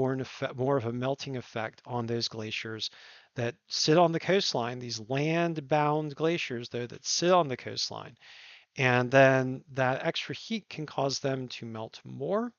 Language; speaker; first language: English; native; English